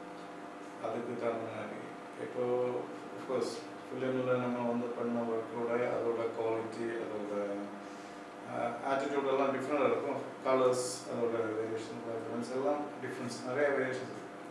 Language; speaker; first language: Tamil; non-native, local second language; Malayalam